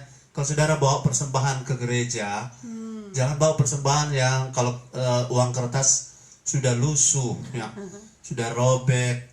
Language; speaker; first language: Indonesian; native; Indonesian